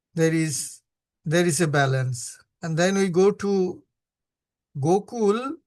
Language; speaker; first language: English; non-native, local second language; Hindi